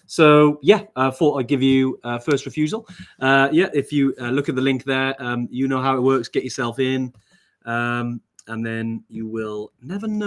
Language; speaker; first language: English; native; English